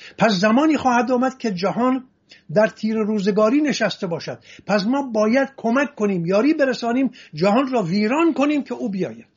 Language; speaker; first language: Persian; non-native, local second language; Assyrian Neo-Aramaic